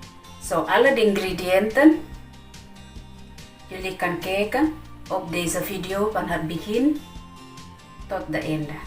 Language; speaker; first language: Dutch; non-native, learner; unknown